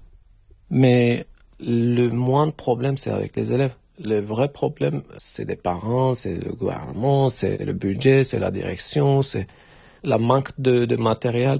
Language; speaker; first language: French; non-native, fluent; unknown